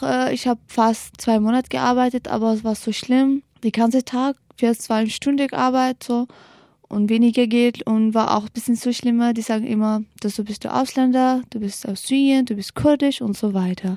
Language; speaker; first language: German; non-native, learner; Kurdish